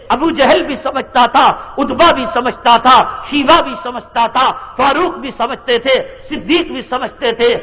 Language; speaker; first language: Urdu; native; Urdu